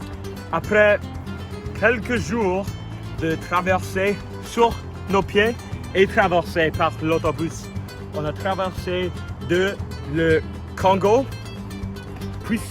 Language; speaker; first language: French; non-native, learner; English